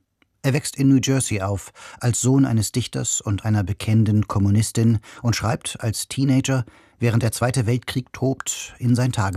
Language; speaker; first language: German; native; German